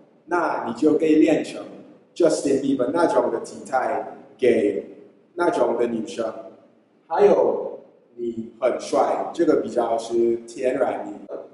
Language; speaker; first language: Chinese; non-native, fluent; English